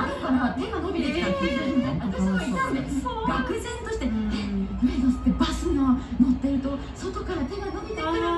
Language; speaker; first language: Japanese; native; Japanese